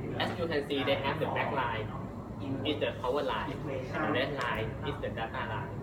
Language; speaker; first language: English; non-native, learner; Thai